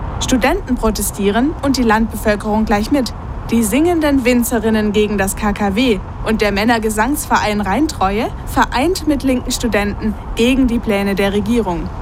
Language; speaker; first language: German; native; German